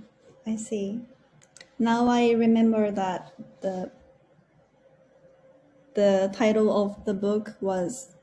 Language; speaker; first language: English; non-native, learner; Japanese